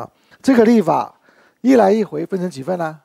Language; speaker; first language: Chinese; native; Chinese